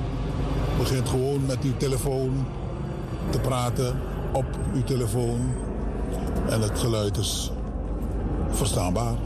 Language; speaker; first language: Dutch; native; Dutch